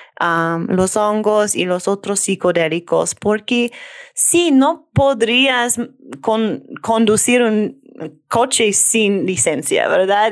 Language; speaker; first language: Spanish; non-native, learner; English